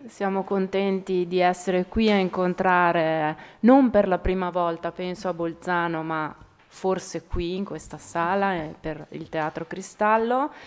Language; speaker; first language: Italian; native; Italian